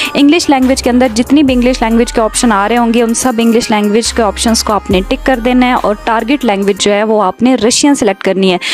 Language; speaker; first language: Urdu; non-native, local second language; Punjabi